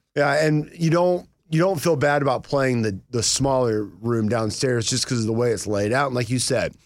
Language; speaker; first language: English; native; English